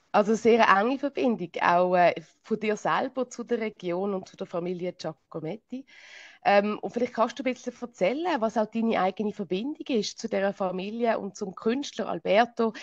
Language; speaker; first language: German; native; German